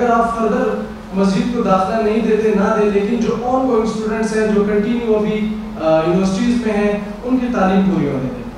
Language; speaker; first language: Urdu; non-native, local second language; Pashto